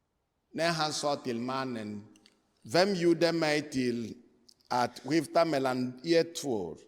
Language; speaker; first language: Swedish; non-native, fluent; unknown